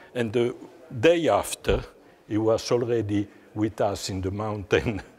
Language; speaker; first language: English; non-native, fluent; Italian